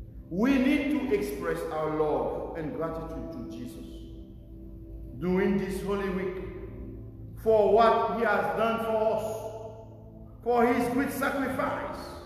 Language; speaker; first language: English; non-native, fluent; Haitian Creole